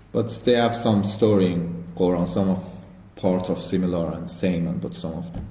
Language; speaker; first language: English; non-native, learner; Persian